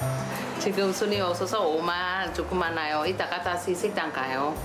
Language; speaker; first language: Korean; non-native, learner; Vietnamese